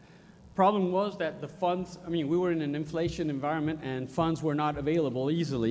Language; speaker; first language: English; non-native, fluent; Spanish